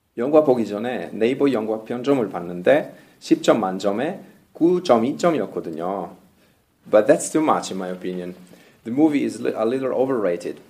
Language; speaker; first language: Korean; non-native, fluent; English